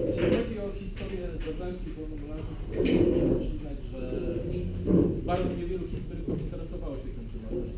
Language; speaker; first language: Polish; native; Polish